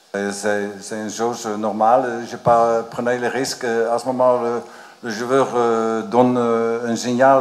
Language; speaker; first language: French; non-native, learner; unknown